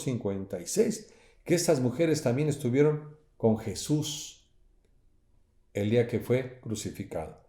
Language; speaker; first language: Spanish; native; Spanish